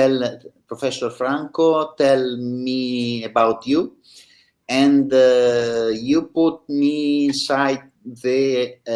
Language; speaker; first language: English; non-native, learner; Italian